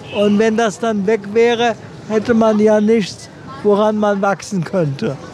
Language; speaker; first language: German; native; German